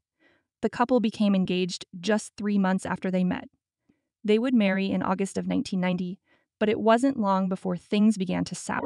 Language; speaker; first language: English; native; English